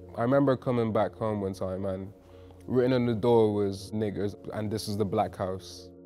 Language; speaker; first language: English; native; English